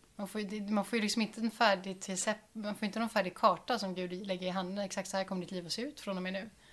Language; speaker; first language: Swedish; native; Swedish